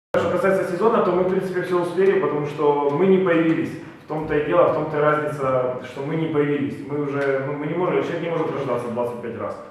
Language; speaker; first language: Russian; native; Russian